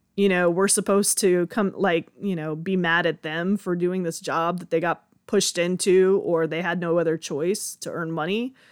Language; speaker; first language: English; native; English